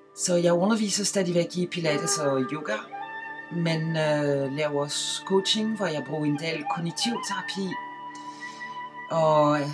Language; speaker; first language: Danish; non-native, fluent; French